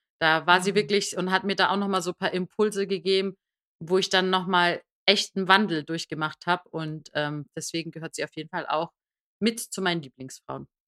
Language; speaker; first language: German; early bilingual, other home language; Persian